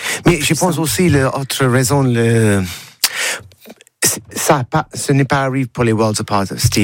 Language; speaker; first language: French; non-native, learner; English